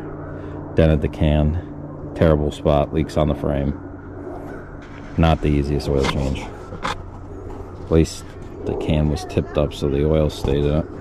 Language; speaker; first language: English; native; English